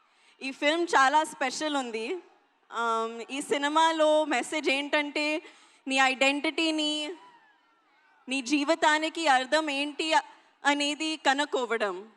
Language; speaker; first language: Telugu; non-native, learner; Hindi